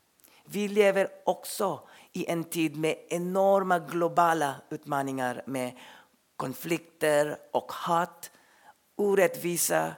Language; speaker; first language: Swedish; non-native, fluent; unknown